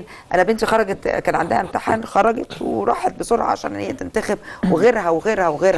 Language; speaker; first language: Arabic; native; Arabic